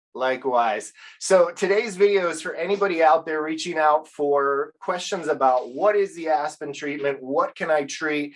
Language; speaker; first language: English; native; English